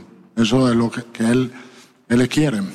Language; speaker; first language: Spanish; non-native, fluent; Italian